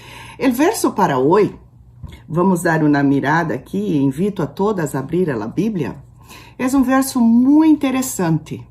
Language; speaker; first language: Portuguese; non-native, fluent; Spanish